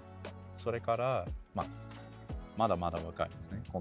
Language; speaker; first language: Japanese; non-native, learner; English